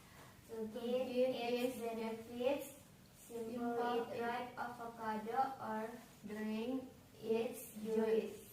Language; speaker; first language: English; non-native, learner; Indonesian